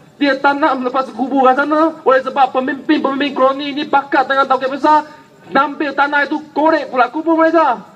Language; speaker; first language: Malay; non-native, local second language; Chinese